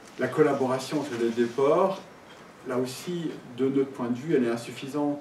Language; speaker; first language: French; native; French